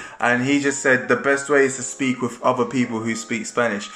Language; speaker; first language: English; native; English